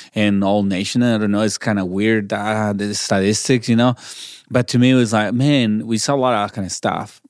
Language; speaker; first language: English; non-native, learner; Spanish